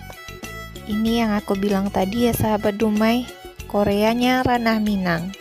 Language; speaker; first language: Indonesian; native; Indonesian